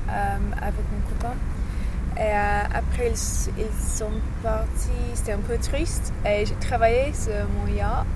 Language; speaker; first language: French; non-native, learner; English